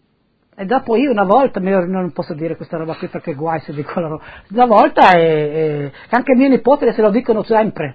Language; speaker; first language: Italian; non-native, local second language; Friulian